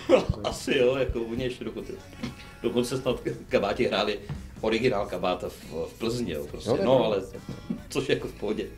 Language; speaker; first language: Czech; native; Czech